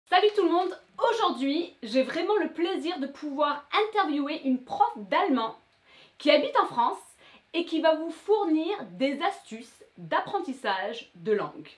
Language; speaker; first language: French; native; French